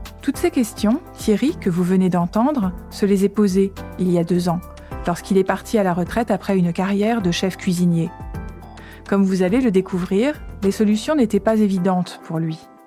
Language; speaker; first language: French; native; French